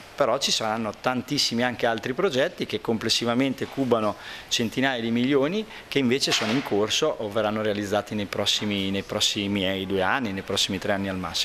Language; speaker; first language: Italian; native; Italian